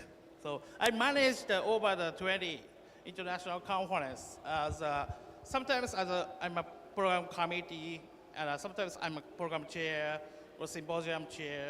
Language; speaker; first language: English; non-native, learner; Japanese